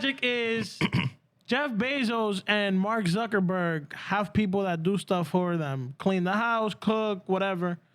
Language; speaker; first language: English; early bilingual, other home language; Spanish